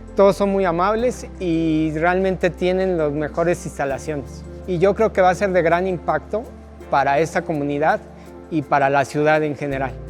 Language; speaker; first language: Spanish; native; Spanish